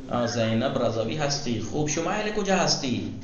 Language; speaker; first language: Persian; non-native, fluent; Urdu